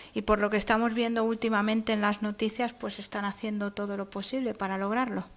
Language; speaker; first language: Spanish; native; Spanish